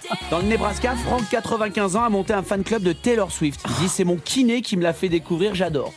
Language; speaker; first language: French; native; French